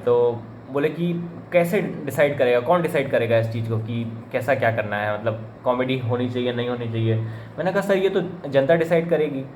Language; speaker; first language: Hindi; native; Hindi